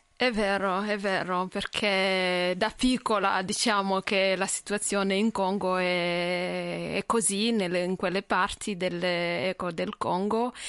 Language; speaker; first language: Italian; non-native, fluent; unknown